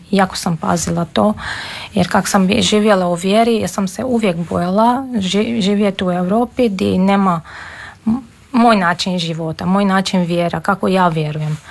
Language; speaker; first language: Serbian; non-native, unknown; Armenian